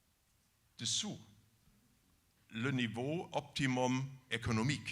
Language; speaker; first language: French; non-native, fluent; German